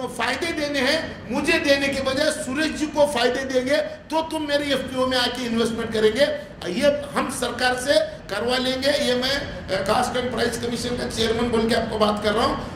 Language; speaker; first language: Hindi; non-native, local second language; Marathi